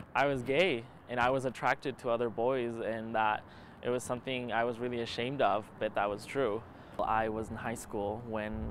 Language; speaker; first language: English; early bilingual, other home language; Spanish